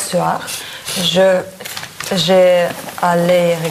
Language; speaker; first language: French; non-native, learner; Russian